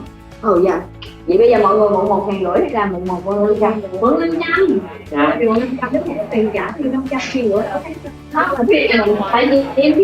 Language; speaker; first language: Vietnamese; native; Vietnamese